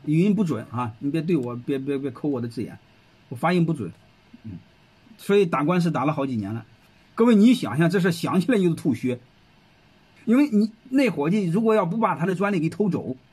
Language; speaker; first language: Chinese; native; Chinese